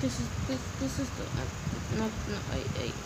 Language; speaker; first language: Spanish; early bilingual, heritage; English